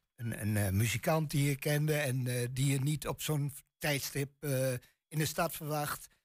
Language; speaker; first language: Dutch; native; Dutch